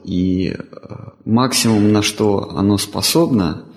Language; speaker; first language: Russian; native; Russian